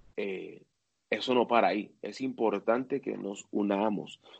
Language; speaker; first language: Spanish; early bilingual, heritage; Spanish